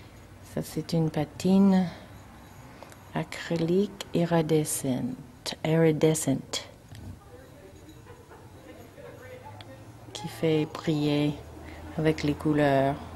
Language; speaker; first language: French; non-native, learner; English